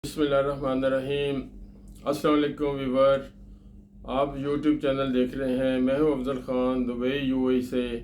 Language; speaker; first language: Urdu; non-native, local second language; Punjabi